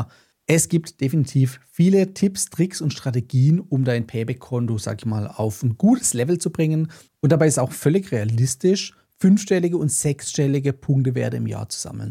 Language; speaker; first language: German; native; German